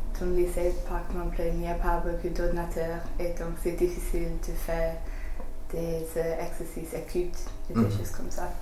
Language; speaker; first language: French; non-native, learner; English